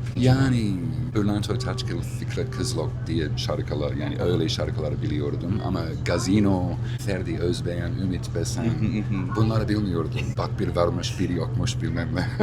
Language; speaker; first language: Turkish; non-native, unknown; English